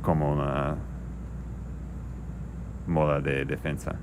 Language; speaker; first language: Spanish; non-native, learner; English